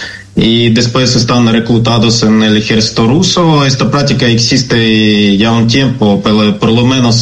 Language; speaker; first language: Spanish; non-native, learner; Ukrainian